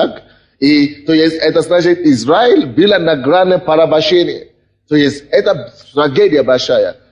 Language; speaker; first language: Russian; non-native, fluent; Yoruba